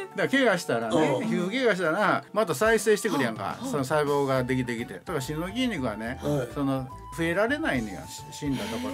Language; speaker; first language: Japanese; native; Japanese